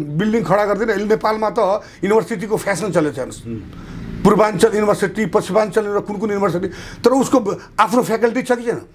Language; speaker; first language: Nepali; non-native, local second language; Bhojpuri